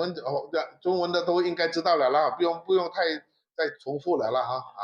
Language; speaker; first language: Chinese; non-native, local second language; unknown